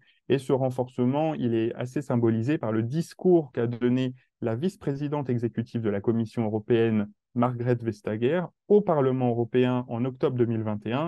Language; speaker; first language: French; native; French